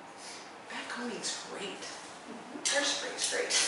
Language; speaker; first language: English; native; English